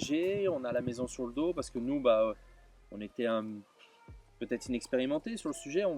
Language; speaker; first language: French; native; French